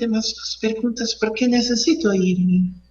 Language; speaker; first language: Spanish; non-native, learner; Portuguese